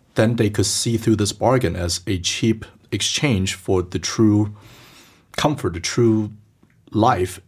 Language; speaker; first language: English; early bilingual, other home language; Chinese